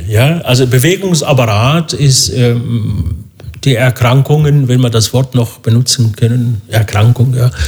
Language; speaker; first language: German; non-native, fluent; Arabic